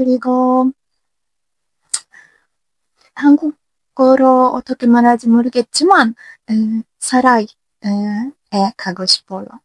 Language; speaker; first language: Korean; non-native, learner; Turkish